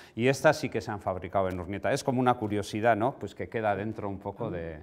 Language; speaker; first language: Spanish; non-native, local second language; Basque